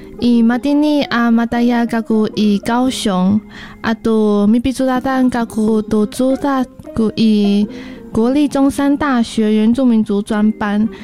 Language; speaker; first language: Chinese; non-native, local second language; Amis